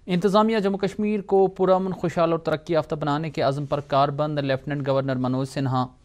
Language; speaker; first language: Urdu; non-native, local second language; Kashmiri